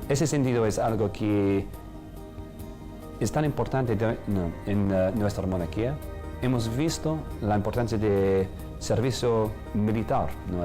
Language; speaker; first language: Spanish; non-native, fluent; English